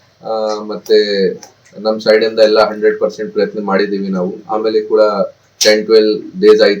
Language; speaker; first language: Kannada; non-native, fluent; Hindi